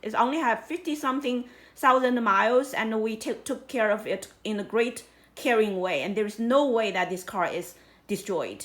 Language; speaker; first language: English; non-native, fluent; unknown